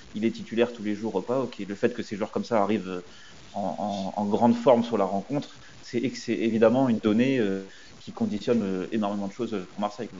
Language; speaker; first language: French; native; French